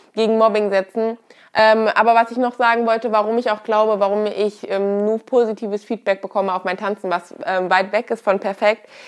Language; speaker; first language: German; native; German